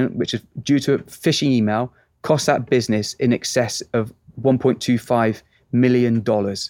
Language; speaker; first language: English; native; English